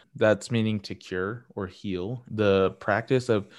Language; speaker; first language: English; early bilingual, other home language; Spanish